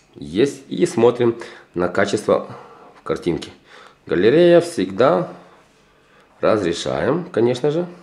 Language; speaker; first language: Russian; native; Russian